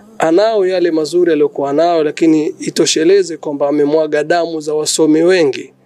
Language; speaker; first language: Swahili; native; Swahili